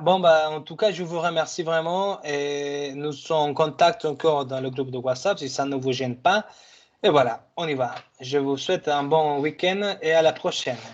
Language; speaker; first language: French; non-native, fluent; Spanish